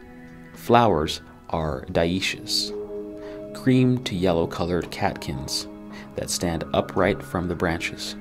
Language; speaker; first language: English; native; English